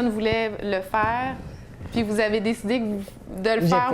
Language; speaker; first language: French; native; French